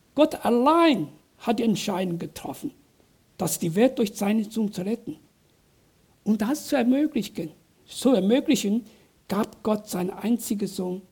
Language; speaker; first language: German; non-native, fluent; Chinese